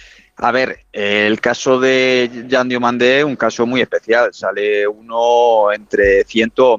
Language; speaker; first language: Spanish; native; Spanish